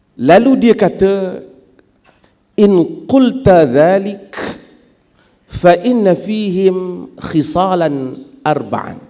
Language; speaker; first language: Malay; native; Malay